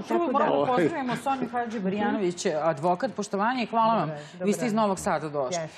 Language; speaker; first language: Serbian; native; Serbian